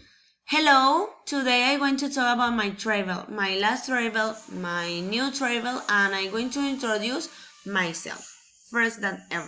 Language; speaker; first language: English; non-native, learner; Spanish